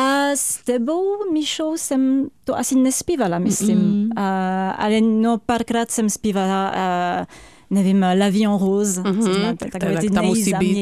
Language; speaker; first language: Czech; non-native, fluent; French